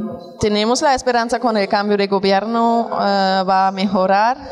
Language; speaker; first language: Spanish; non-native, fluent; German